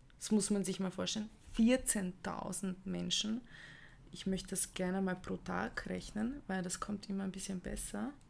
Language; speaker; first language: German; early bilingual, other home language; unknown